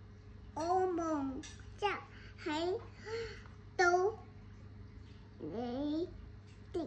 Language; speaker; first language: Chinese; non-native, local second language; Cantonese